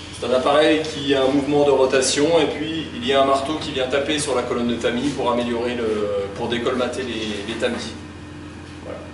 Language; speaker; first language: French; native; French